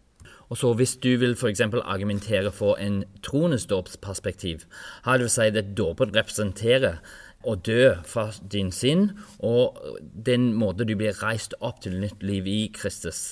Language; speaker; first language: Norwegian; non-native, fluent; English